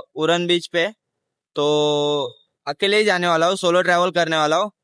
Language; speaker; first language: Hindi; non-native, local second language; Marathi